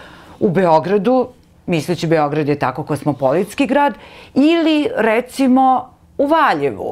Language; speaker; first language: Serbian; native; Serbian